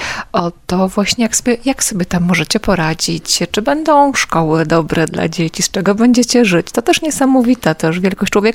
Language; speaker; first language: Polish; native; Polish